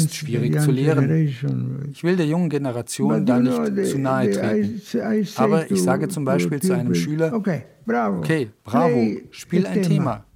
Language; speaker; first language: German; non-native, fluent; Spanish